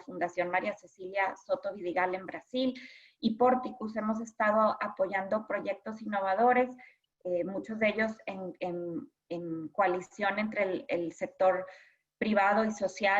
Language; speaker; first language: Spanish; native; Spanish